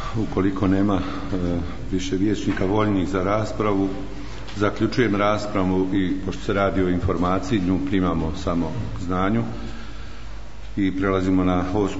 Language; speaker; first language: Croatian; native; Croatian